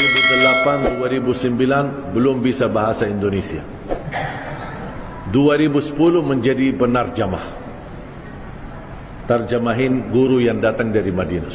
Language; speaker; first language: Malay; non-native, fluent; Arabic